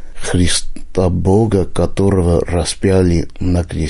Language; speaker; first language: Russian; non-native, local second language; Armenian